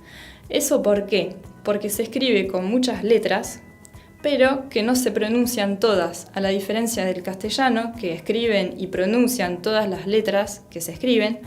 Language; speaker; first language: Spanish; non-native, fluent; French